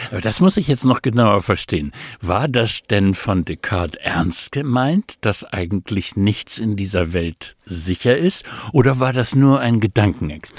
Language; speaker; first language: German; native; German